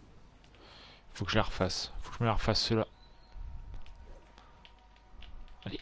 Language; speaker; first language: French; native; French